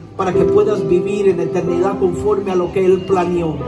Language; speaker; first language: Spanish; native; Spanish